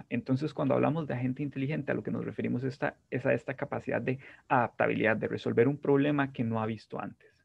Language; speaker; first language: Spanish; native; Spanish